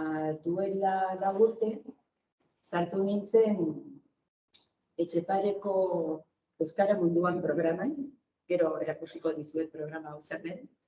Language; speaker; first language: Basque; non-native, fluent; Spanish